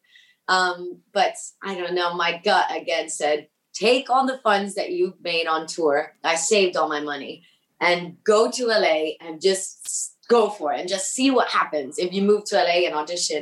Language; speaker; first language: English; early bilingual, other home language; Spanish